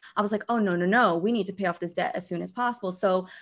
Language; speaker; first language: English; early bilingual, other home language; Portuguese